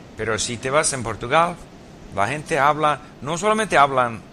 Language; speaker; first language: Spanish; non-native, learner; English